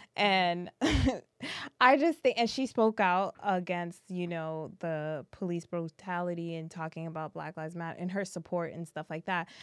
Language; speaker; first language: English; early bilingual, other home language; French